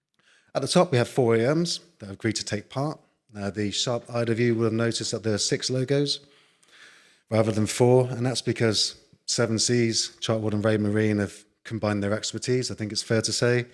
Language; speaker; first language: English; native; English